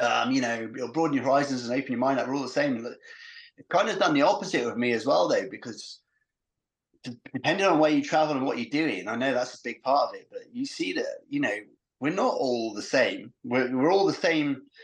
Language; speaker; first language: English; native; English